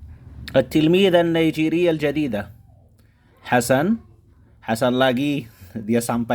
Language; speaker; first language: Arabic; non-native, fluent; Indonesian